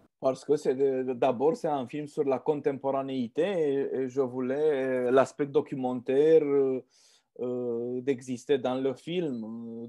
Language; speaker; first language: French; non-native, fluent; Romanian